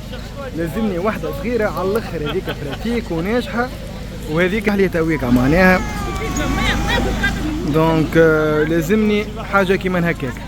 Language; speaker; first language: Arabic; native; Arabic